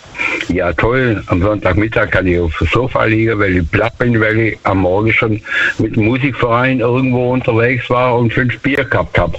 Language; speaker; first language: German; native; German